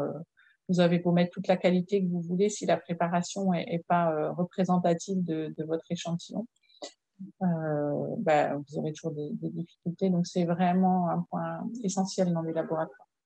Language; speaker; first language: French; native; French